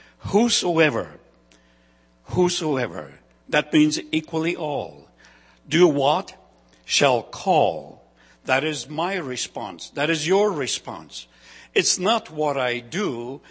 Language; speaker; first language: English; non-native, fluent; Ukrainian